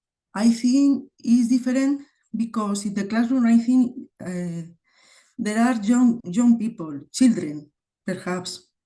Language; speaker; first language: English; non-native, learner; Spanish